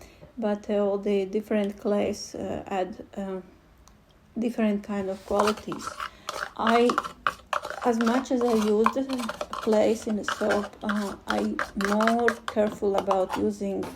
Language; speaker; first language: English; non-native, fluent; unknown